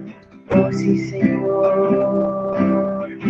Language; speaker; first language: Spanish; native; Spanish